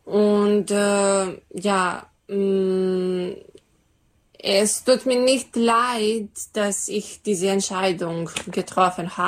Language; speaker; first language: German; non-native, learner; Serbian